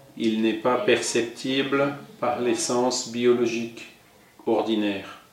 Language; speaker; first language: French; non-native, fluent; Portuguese